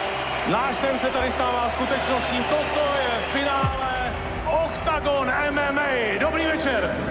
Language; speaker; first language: Czech; native; Czech